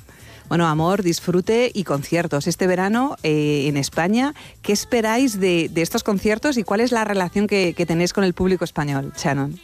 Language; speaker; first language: Spanish; native; Spanish